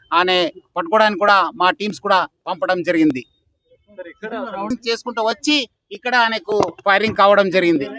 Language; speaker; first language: Telugu; non-native, fluent; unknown